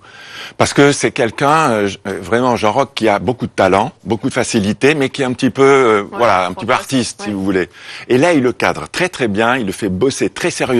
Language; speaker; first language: French; native; French